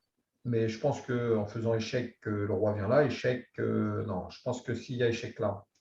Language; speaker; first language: French; native; French